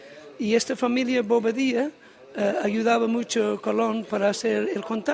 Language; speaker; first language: Spanish; non-native, learner; English